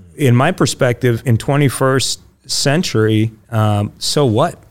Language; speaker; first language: English; early bilingual, other home language; Russian